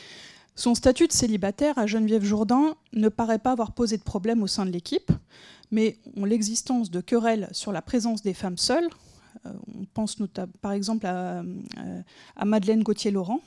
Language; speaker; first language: French; native; French